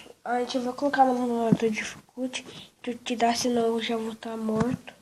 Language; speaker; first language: Portuguese; native; Portuguese